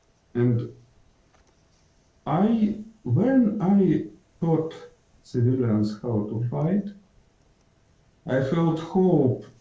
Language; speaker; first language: English; non-native, fluent; Ukrainian